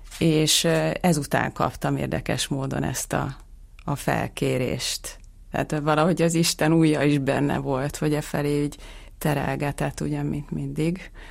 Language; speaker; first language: Hungarian; native; Hungarian